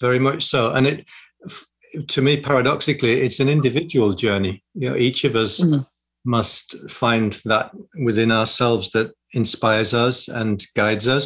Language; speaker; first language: English; native; English